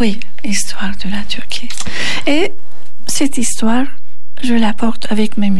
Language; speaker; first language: French; non-native, learner; Turkish